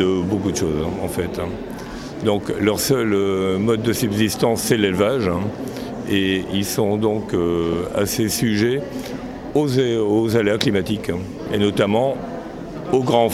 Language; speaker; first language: French; native; French